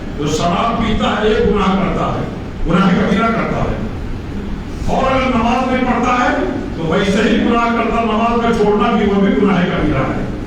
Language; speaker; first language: Urdu; native; Urdu